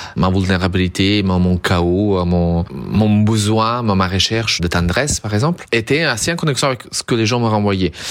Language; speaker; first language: French; non-native, fluent; Italian